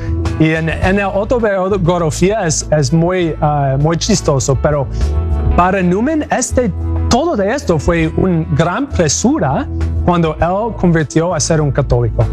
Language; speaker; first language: Spanish; non-native, learner; English